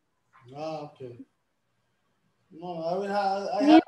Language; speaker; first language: English; non-native, learner; Arabic